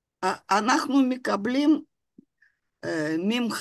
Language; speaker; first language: Hebrew; non-native, fluent; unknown